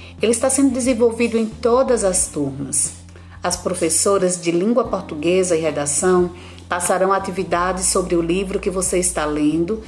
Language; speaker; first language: Portuguese; native; Portuguese